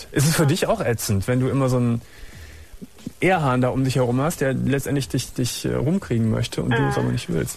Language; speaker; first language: German; native; German